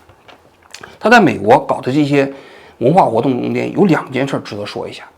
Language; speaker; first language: Chinese; native; Chinese